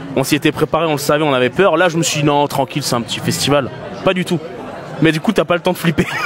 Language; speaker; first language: French; native; French